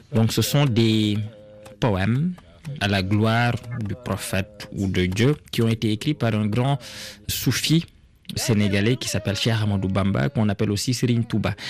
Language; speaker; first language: French; non-native, local second language; Serer